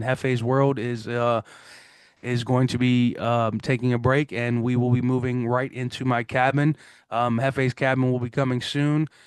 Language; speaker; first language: English; native; English